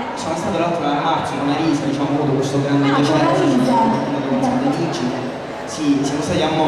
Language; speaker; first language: Italian; native; Italian